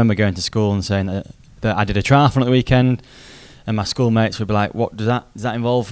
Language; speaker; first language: English; native; English